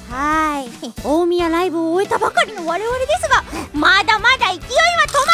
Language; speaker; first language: Japanese; native; Japanese